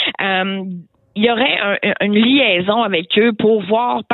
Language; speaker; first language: French; native; French